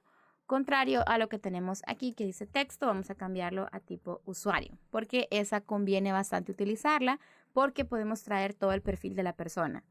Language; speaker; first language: Spanish; native; Spanish